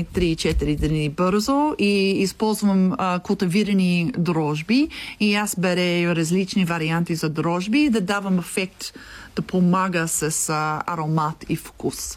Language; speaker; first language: Bulgarian; non-native, learner; English